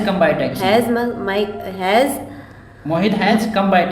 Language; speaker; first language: English; non-native, local second language; Hindi